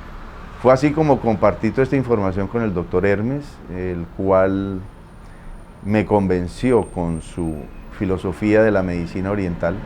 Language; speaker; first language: Spanish; native; Spanish